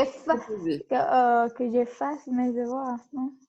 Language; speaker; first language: French; non-native, learner; Spanish